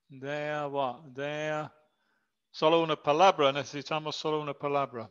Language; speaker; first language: Spanish; non-native, fluent; English